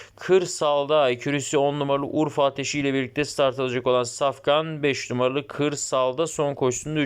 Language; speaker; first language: Turkish; native; Turkish